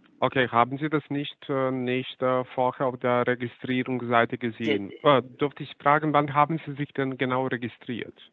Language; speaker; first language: German; non-native, fluent; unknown